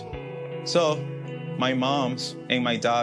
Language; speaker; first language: English; non-native, learner; Spanish